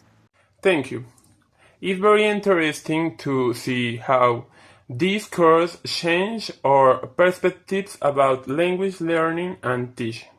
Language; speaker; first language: English; non-native, fluent; Spanish